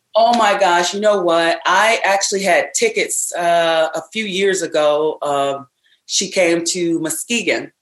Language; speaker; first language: English; native; English